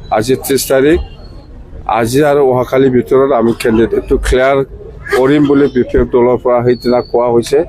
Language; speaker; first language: Assamese; non-native, local second language; Bodo